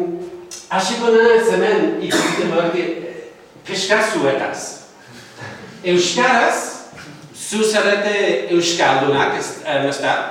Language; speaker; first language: Basque; non-native, fluent; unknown